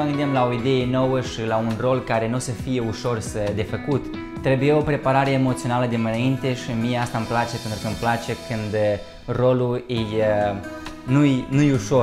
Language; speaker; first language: Romanian; early bilingual, heritage; Romanian